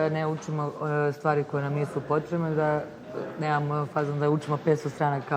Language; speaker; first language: Bosnian; native; Bosnian